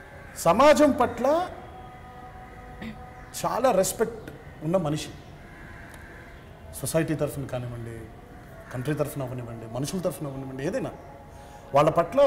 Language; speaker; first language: Telugu; native; Telugu